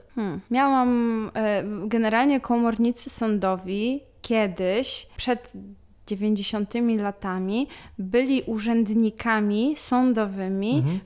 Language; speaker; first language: Polish; native; Polish